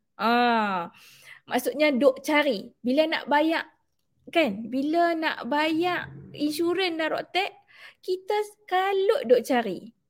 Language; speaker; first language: Malay; native; Malay